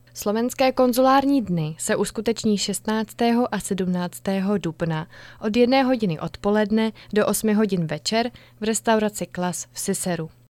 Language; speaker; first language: Czech; native; Czech